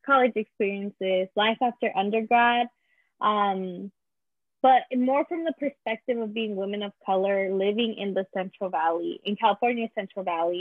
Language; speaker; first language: English; early bilingual, other home language; Spanish